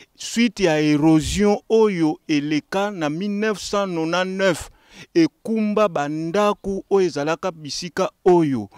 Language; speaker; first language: Lingala; native; Lingala